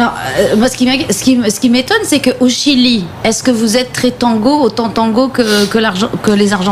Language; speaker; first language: French; native; French